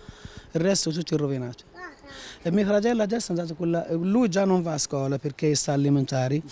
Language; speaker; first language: Italian; non-native, learner; Arabic